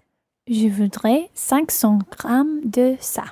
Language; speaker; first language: French; non-native, learner; English